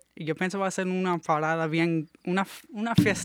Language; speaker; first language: Spanish; early bilingual, heritage; English